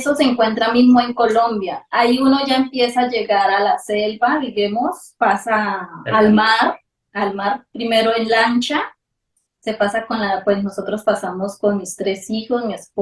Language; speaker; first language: Spanish; native; Spanish